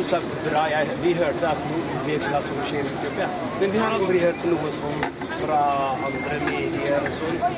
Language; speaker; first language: Norwegian; non-native, learner; Amharic